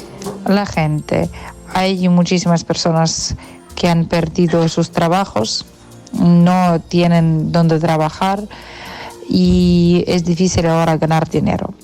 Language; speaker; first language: Spanish; non-native, fluent; Ukrainian